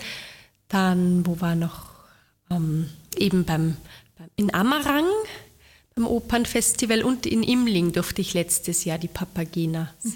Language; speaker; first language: German; native; German